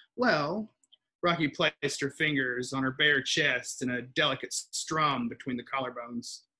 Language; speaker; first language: English; native; English